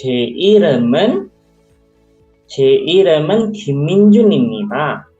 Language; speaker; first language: Korean; non-native, learner; Indonesian